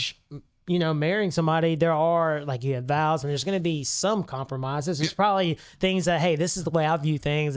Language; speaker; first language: English; native; English